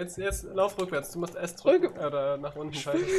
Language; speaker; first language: German; native; German